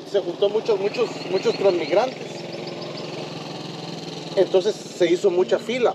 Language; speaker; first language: Spanish; native; Spanish